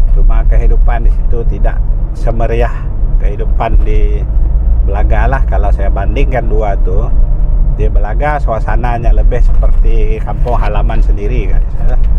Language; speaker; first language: Malay; non-native, local second language; Iban